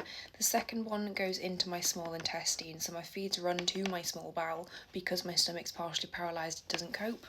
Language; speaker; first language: English; native; English